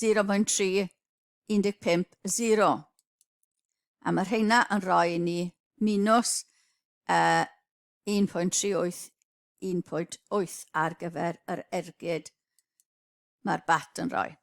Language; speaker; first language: Welsh; native; Welsh